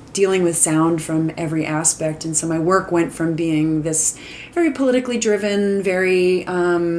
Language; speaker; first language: English; native; English